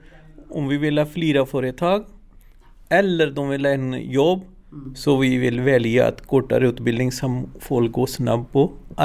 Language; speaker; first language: Swedish; non-native, learner; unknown